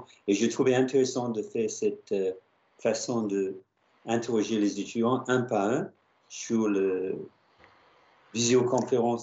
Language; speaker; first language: French; non-native, fluent; English